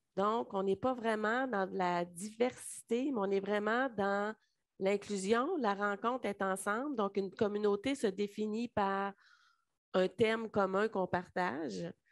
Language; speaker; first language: French; native; French